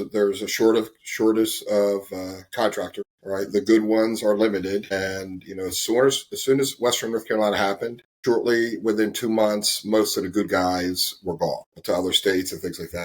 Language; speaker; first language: English; native; English